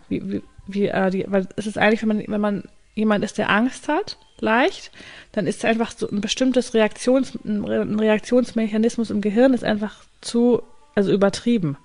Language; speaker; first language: German; native; German